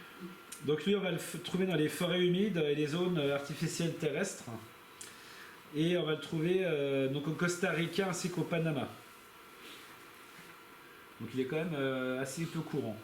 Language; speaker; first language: French; native; French